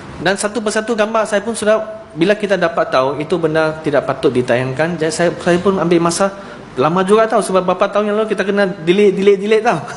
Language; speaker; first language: Malay; non-native, local second language; Chinese